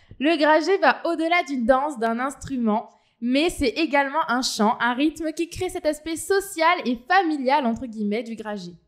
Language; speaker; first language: French; native; French